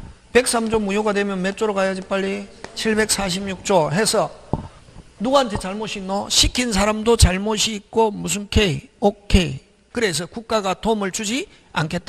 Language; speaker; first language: Korean; native; Korean